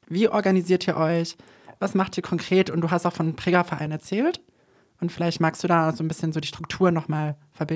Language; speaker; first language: German; native; German